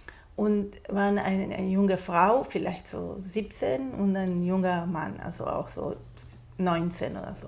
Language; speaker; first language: German; non-native, fluent; Spanish